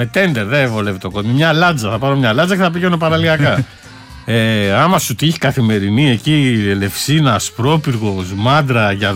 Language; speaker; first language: Greek; native; Greek